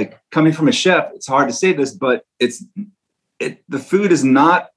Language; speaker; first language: English; native; English